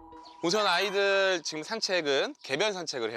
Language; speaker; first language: Korean; native; Korean